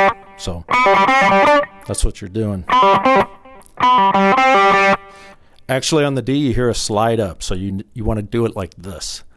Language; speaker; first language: English; native; English